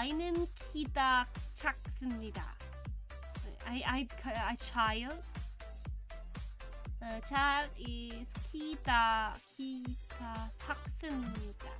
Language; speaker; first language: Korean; non-native, learner; English